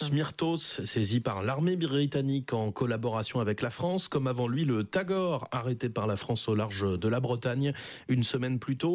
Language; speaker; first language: French; native; French